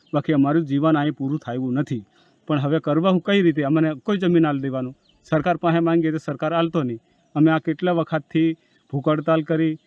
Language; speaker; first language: Gujarati; non-native, local second language; Rathawi